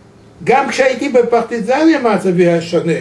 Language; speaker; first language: Hebrew; non-native, fluent; Yiddish